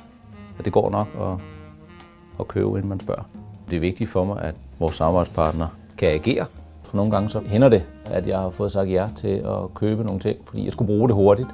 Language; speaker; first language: Danish; native; Danish